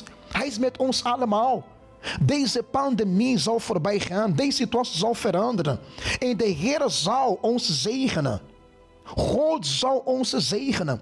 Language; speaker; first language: Dutch; non-native, fluent; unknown